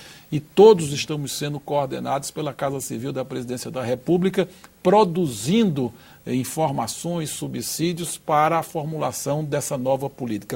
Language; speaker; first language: Portuguese; native; Portuguese